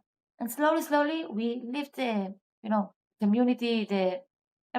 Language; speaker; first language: English; non-native, learner; Hebrew